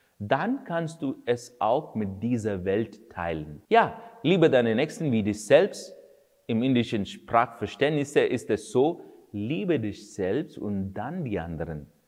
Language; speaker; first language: German; non-native, fluent; Kannada